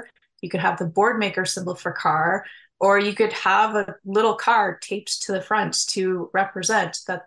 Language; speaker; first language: English; native; English